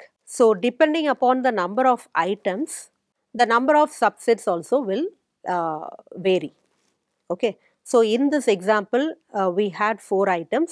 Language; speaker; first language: English; non-native, local second language; Tamil